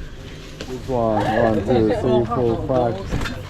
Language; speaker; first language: English; non-native, learner; Korean